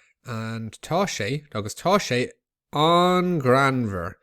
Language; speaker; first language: Irish; non-native, local second language; English